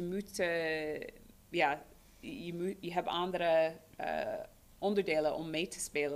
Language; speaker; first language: Dutch; non-native, fluent; English